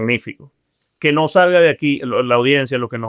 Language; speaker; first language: Spanish; native; Spanish